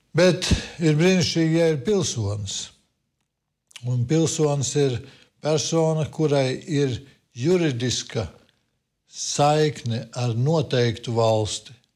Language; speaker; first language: Latvian; non-native, local second language; Russian